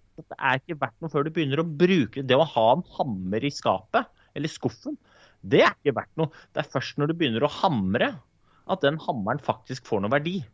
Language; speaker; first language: Norwegian; native; Norwegian